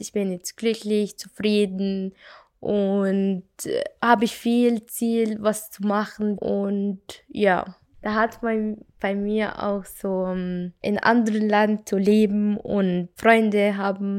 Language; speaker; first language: German; non-native, learner; Arabic